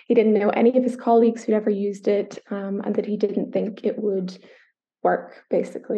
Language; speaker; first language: English; native; English